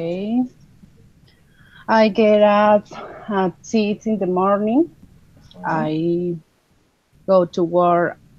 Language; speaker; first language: English; non-native, learner; Spanish